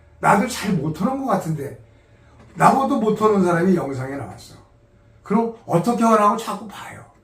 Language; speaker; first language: Korean; native; Korean